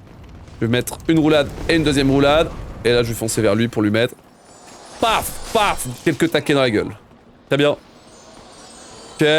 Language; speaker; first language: French; native; French